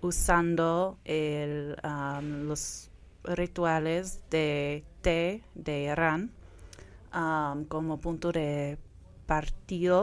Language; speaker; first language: Spanish; non-native, fluent; English